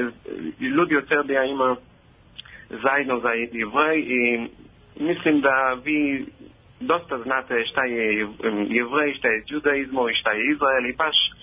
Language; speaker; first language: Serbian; non-native, learner; Hebrew